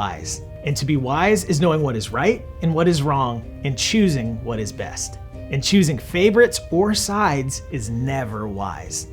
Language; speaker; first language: English; native; English